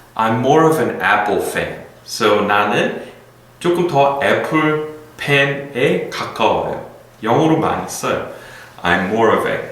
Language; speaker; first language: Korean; non-native, fluent; English